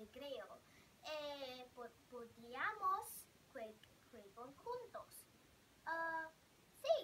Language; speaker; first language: Spanish; non-native, learner; Vietnamese